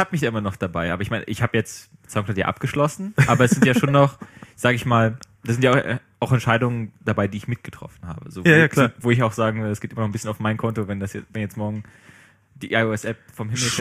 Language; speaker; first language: German; native; German